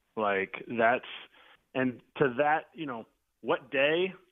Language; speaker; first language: English; native; English